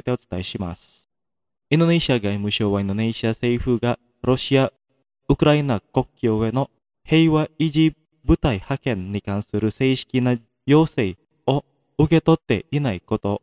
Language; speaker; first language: Japanese; non-native, fluent; Indonesian